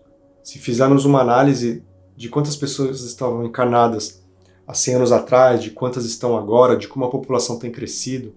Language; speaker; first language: Portuguese; native; Portuguese